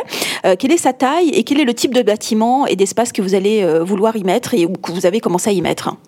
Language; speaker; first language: French; native; French